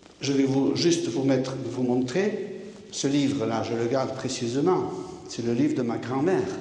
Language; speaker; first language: French; non-native, local second language; Basque